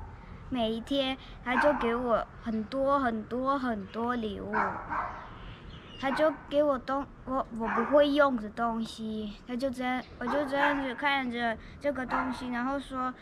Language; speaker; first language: Chinese; early bilingual, other home language; Russian